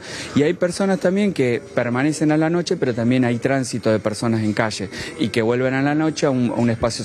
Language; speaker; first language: Spanish; native; Spanish